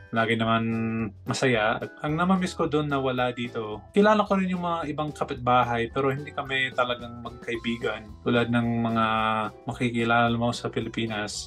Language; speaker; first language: Filipino; non-native, fluent; English